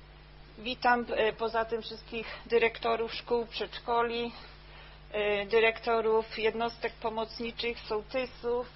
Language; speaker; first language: Polish; native; Polish